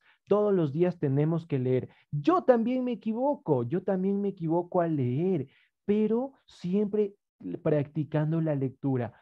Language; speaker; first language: Spanish; native; Spanish